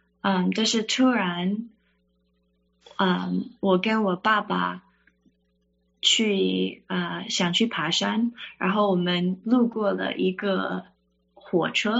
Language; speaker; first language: Chinese; early bilingual, heritage; Chinese